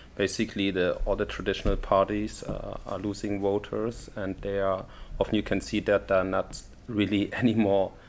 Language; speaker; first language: English; non-native, fluent; German